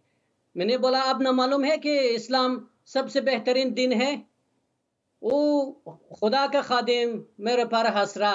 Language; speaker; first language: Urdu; non-native, learner; Persian